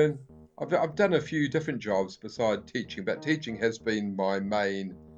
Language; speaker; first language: English; native; English